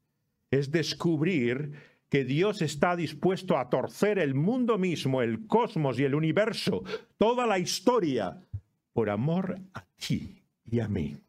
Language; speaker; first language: Spanish; native; Spanish